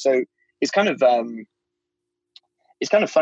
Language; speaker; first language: English; native; English